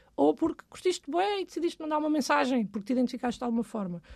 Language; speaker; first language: Portuguese; native; Portuguese